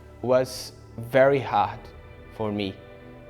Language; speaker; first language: English; non-native, learner; Portuguese